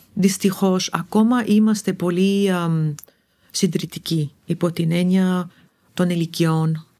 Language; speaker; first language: Greek; non-native, fluent; Arabic